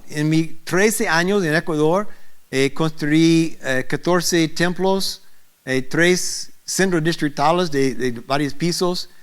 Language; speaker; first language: Spanish; non-native, learner; English